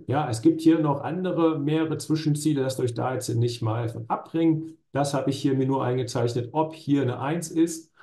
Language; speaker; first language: German; native; German